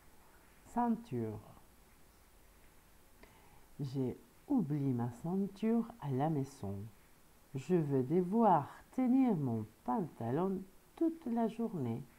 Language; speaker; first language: French; non-native, fluent; Spanish